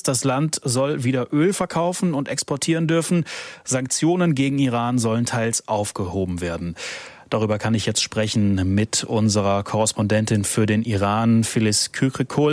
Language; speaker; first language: German; native; German